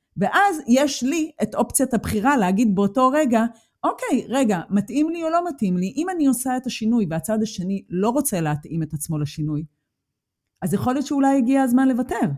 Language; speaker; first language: Hebrew; native; Hebrew